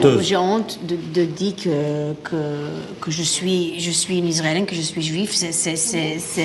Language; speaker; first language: French; non-native, learner; Hebrew